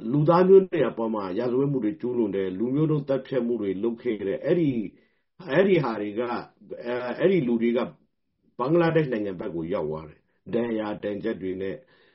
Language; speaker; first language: Burmese; non-native, local second language; Rohingya